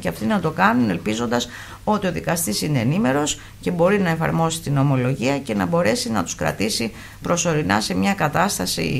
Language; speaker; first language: Greek; native; Greek